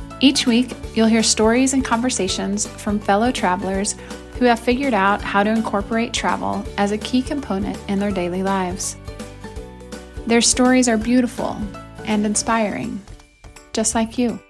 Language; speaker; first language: English; native; English